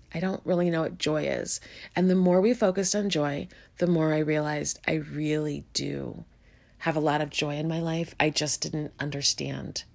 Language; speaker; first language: English; native; English